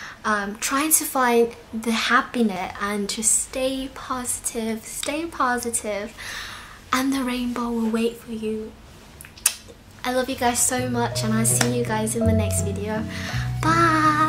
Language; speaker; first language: English; non-native, fluent; Vietnamese